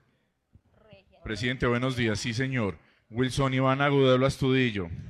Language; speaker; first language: Spanish; native; Spanish